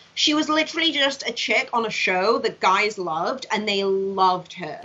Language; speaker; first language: English; native; English